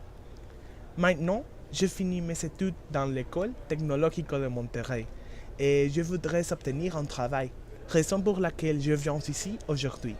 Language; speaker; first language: French; non-native, learner; Spanish